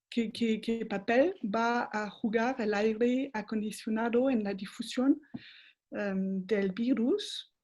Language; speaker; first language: Spanish; non-native, fluent; French